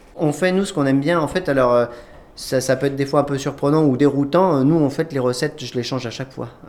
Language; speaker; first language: French; native; French